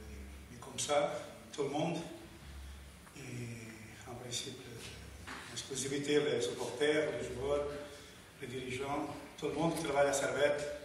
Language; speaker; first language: French; non-native, learner; Portuguese